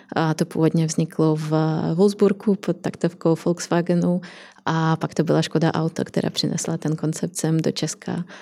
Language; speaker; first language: Czech; non-native, fluent; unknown